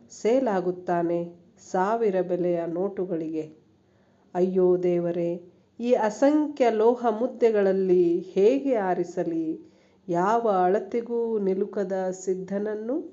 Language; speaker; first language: Kannada; native; Kannada